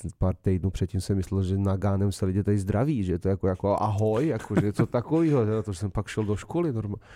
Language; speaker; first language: Czech; non-native, fluent; Serbian